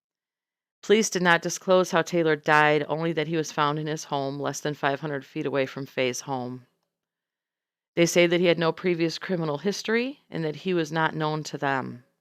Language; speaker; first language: English; native; English